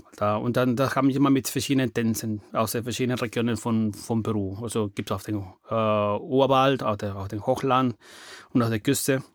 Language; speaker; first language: German; non-native, fluent; Spanish